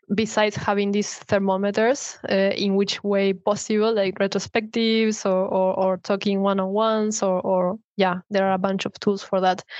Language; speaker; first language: English; non-native, fluent; Spanish